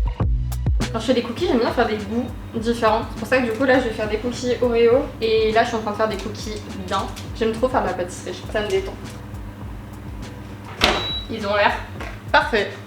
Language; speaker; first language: French; native; French